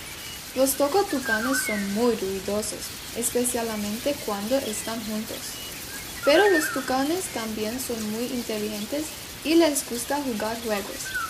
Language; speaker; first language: Spanish; non-native, learner; English